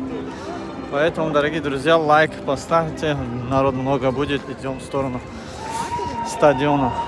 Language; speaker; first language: Russian; non-native, fluent; Tajik